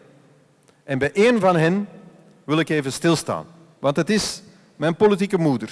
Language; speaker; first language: Dutch; native; Dutch